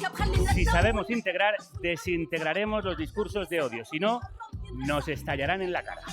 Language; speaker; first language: Spanish; native; Spanish